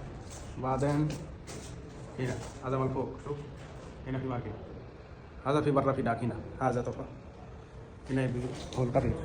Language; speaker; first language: Arabic; non-native, learner; Bangla